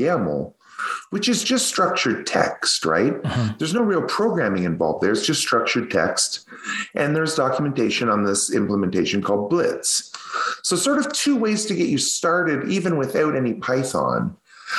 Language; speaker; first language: English; native; English